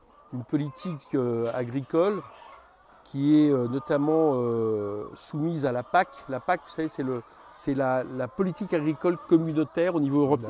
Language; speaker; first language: French; native; French